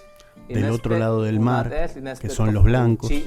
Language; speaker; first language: Spanish; native; Spanish